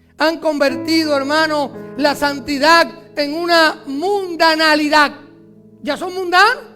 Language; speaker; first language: Spanish; native; Spanish